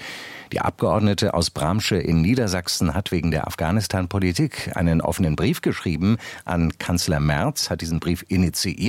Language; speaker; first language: German; native; German